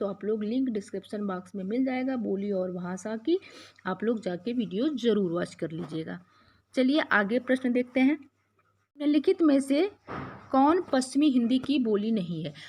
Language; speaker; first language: Hindi; native; Hindi